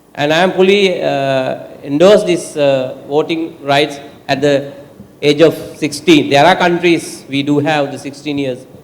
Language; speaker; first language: English; non-native, local second language; Sinhala